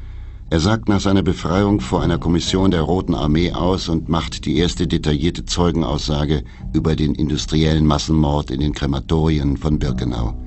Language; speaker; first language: German; native; German